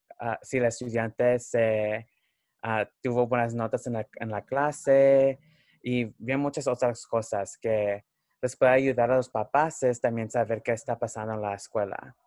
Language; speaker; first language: Spanish; early bilingual, heritage; Spanish